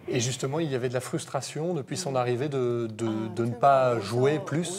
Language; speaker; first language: French; native; French